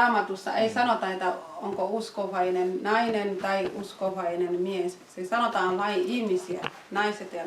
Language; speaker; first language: Finnish; non-native, fluent; Swahili